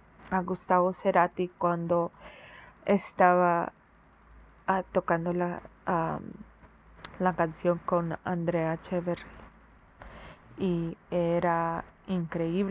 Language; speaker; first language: Spanish; early bilingual, heritage; Spanish